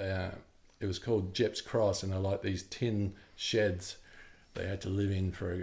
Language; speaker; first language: English; native; English